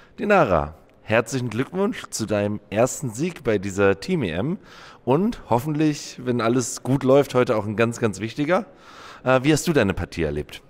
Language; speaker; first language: German; native; German